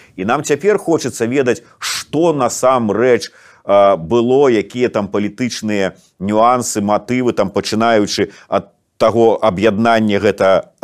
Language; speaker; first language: Belarusian; native; Belarusian